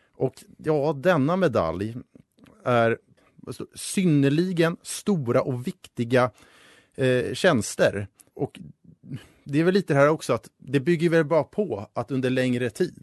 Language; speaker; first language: Swedish; native; Swedish